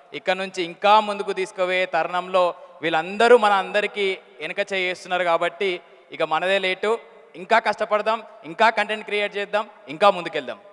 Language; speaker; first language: Telugu; native; Telugu